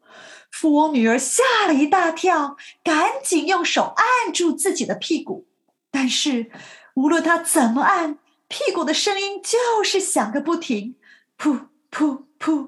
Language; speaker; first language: Chinese; native; Chinese